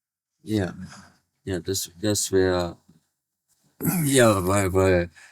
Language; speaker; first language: German; native; German